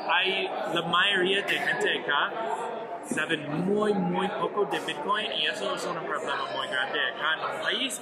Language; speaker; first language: Spanish; non-native, learner; English